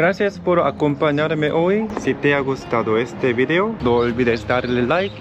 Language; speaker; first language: Spanish; non-native, fluent; Korean